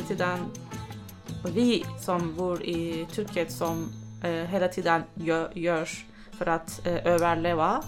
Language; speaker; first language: Swedish; non-native, fluent; Turkish